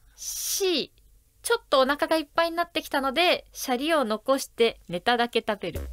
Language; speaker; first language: Japanese; native; Japanese